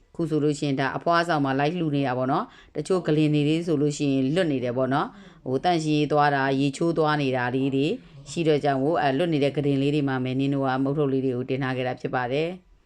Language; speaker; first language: Burmese; native; Burmese